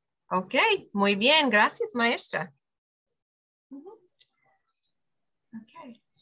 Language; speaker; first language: Spanish; non-native, fluent; English